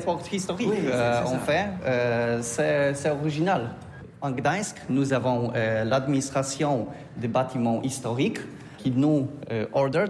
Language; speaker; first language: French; non-native, learner; Polish